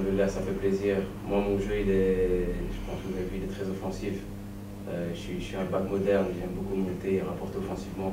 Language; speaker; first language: French; native; French